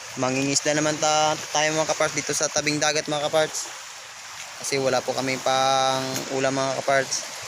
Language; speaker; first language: Filipino; non-native, local second language; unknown